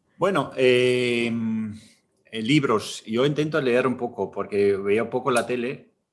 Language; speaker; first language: Spanish; non-native, fluent; German